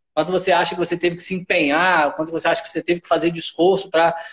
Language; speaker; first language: Portuguese; native; Portuguese